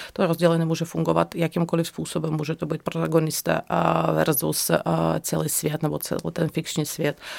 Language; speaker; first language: Czech; non-native, fluent; Russian